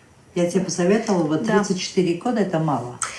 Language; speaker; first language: Russian; native; Russian